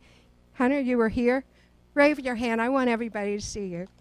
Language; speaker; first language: English; native; English